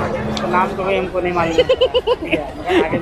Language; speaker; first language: Hindi; non-native, learner; Arabic